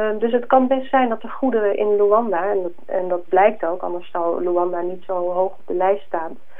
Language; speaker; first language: Dutch; native; Dutch